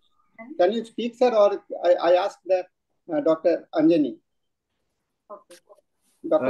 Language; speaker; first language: Hindi; native; Hindi